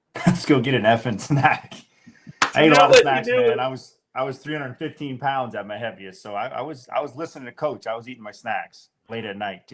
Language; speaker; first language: English; native; English